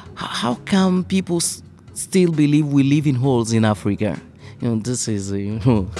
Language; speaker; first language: English; non-native, fluent; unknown